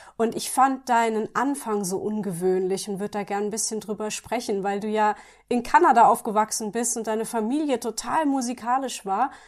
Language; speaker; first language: German; native; German